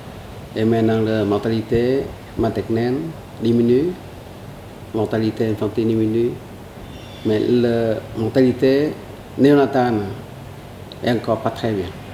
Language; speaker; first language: French; non-native, learner; Vietnamese